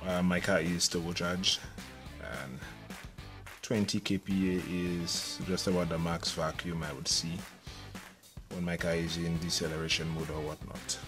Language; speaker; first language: English; native; English